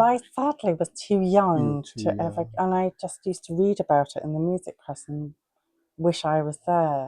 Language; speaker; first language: English; native; English